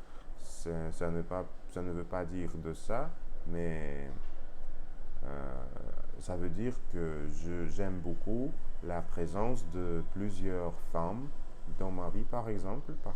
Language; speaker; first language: French; non-native, learner; Russian